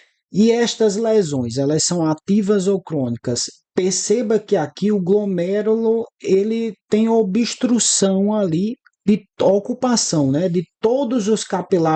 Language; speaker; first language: Portuguese; native; Portuguese